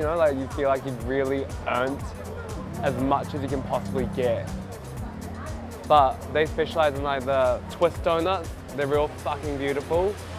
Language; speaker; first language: English; early bilingual, other home language; Korean